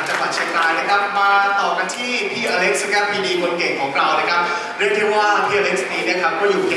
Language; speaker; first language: Thai; native; Thai